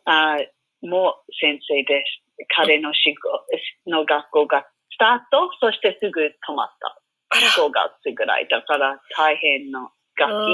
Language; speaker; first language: Japanese; non-native, learner; English